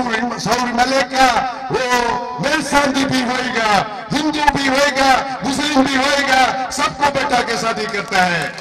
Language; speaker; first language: Hindi; non-native, local second language; Malayalam